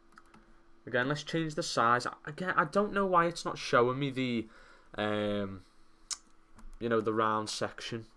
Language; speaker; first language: English; native; English